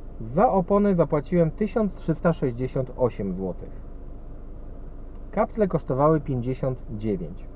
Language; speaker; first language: Polish; native; Polish